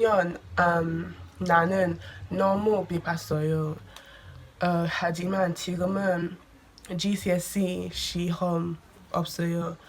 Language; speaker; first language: Korean; non-native, learner; English